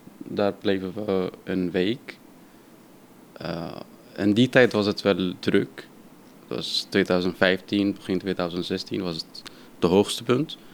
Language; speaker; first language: Dutch; non-native, fluent; Arabic